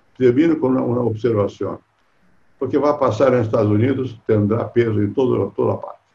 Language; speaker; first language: Spanish; non-native, fluent; Portuguese